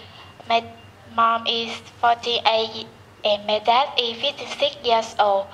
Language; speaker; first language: English; non-native, learner; Vietnamese